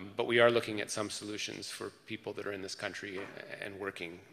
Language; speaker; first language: English; early bilingual, other home language; French